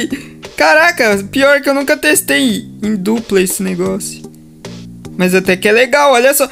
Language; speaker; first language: Portuguese; native; Portuguese